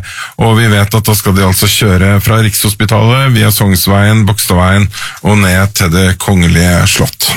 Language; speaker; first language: Norwegian; native; Norwegian